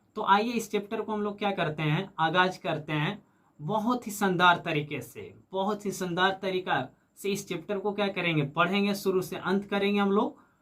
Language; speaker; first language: Hindi; native; Hindi